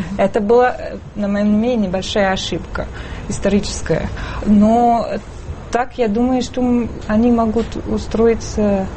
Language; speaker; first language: Russian; non-native, fluent; French